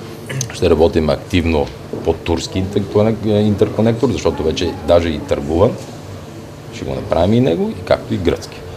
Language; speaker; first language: Bulgarian; native; Bulgarian